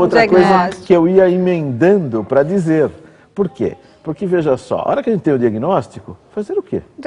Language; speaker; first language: Portuguese; native; Portuguese